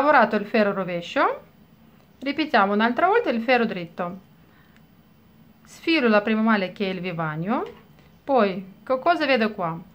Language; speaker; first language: Italian; non-native, fluent; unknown